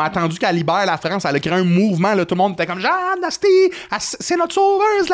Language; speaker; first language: French; native; French